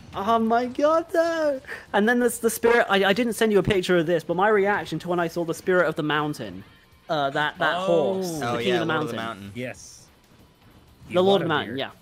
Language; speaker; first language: English; native; English